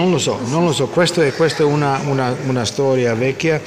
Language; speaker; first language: Italian; non-native, learner; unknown